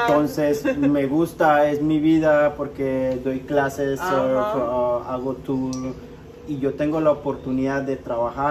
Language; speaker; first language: Spanish; non-native, local second language; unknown